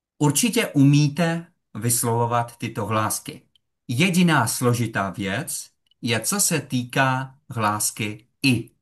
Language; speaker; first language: Czech; non-native, fluent; Russian